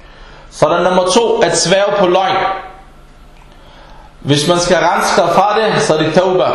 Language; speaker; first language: Danish; early bilingual, other home language; Arabic